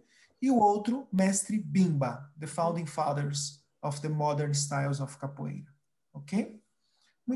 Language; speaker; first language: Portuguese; early bilingual, other home language; Spanish